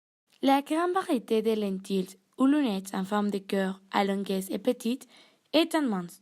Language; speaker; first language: French; non-native, learner; Spanish